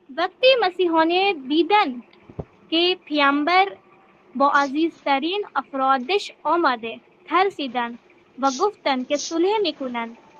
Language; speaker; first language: Persian; non-native, learner; Urdu